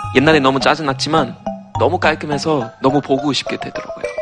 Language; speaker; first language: Korean; non-native, fluent; German